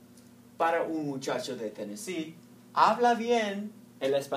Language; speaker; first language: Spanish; non-native, fluent; English